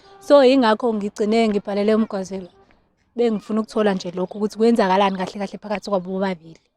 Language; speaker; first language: Zulu; non-native, local second language; Xhosa